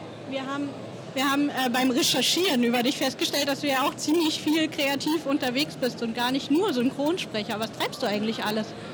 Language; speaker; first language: German; native; German